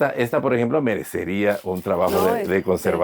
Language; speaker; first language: Spanish; native; Spanish